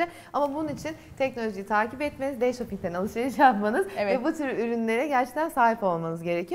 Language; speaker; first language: Turkish; native; Turkish